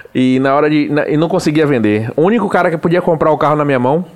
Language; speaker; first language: Portuguese; native; Portuguese